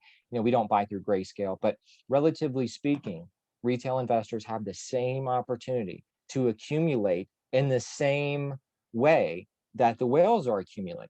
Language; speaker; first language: English; native; English